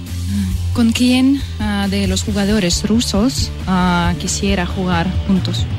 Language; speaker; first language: Spanish; non-native, learner; Russian